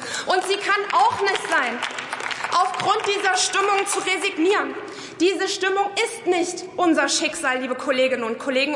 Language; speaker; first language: German; early bilingual, other home language; Arabic